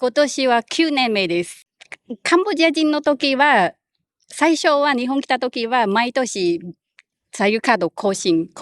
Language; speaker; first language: Japanese; non-native, learner; Khmer